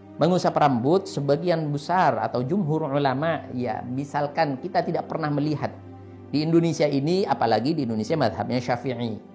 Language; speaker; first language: Indonesian; non-native, local second language; Madurese